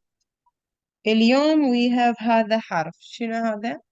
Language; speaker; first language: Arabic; non-native, fluent; Urdu